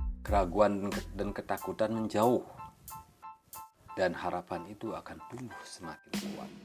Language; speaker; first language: Indonesian; native; Indonesian